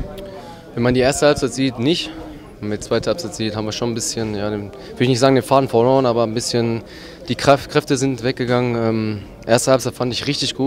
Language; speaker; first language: German; native; German